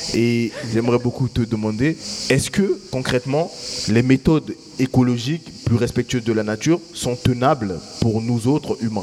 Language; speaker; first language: French; native; French